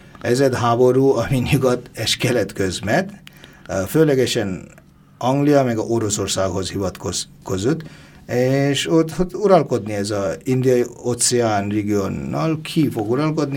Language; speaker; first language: Hungarian; non-native, fluent; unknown